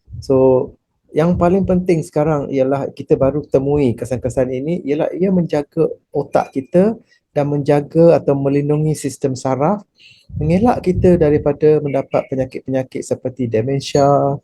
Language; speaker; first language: Malay; native; Malay